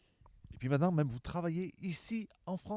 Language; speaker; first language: French; native; French